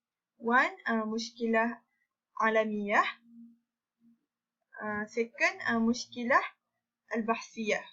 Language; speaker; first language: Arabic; non-native, learner; Malay